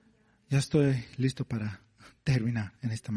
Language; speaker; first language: Spanish; non-native, learner; English